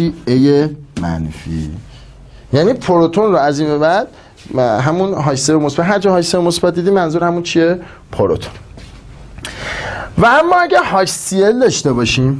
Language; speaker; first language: Persian; native; Persian